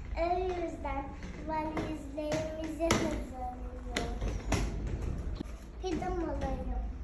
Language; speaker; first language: Turkish; early bilingual, heritage; Turkish